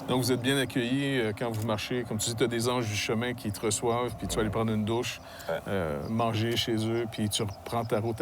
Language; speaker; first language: French; native; French